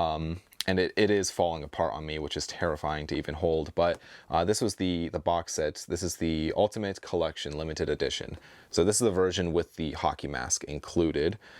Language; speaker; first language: English; native; English